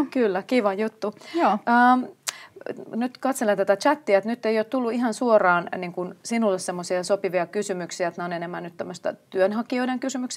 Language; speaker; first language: Finnish; native; Finnish